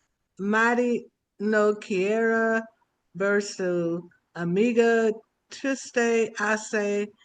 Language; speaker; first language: Spanish; non-native, learner; English